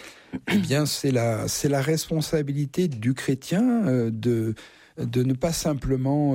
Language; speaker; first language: French; native; French